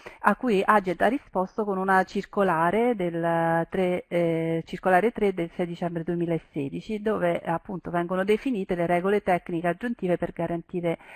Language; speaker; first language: Italian; native; Italian